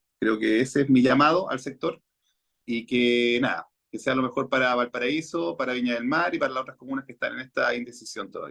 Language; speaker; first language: Spanish; native; Spanish